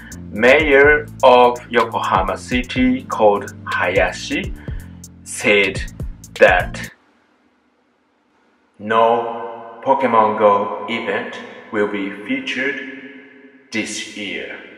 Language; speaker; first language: English; non-native, fluent; Japanese